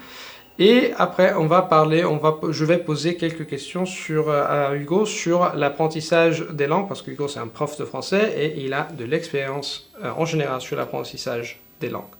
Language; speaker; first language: French; non-native, fluent; Italian